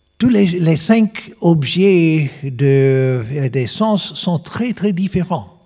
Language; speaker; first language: French; non-native, learner; English